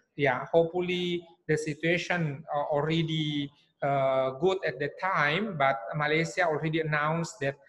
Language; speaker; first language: English; non-native, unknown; Indonesian